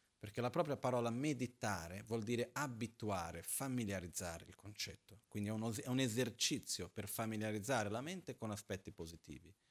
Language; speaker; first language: Italian; non-native, fluent; Portuguese